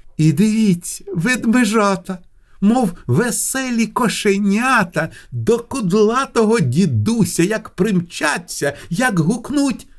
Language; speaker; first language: Ukrainian; non-native, local second language; Russian